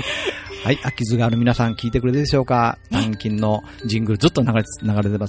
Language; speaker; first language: Japanese; native; Japanese